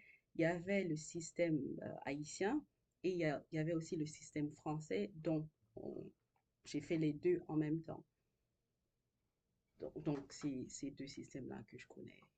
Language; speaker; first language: French; non-native, local second language; Haitian Creole